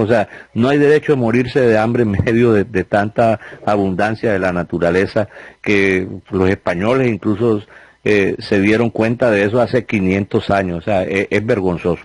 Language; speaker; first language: Spanish; native; Spanish